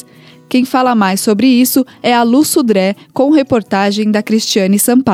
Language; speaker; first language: Portuguese; native; Portuguese